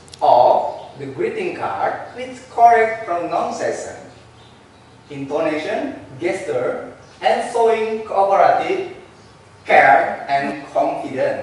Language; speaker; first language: English; non-native, learner; Indonesian